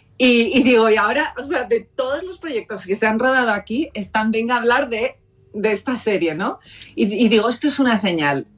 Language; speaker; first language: Spanish; native; Spanish